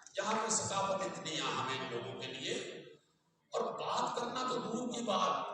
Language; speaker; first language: Urdu; non-native, local second language; Punjabi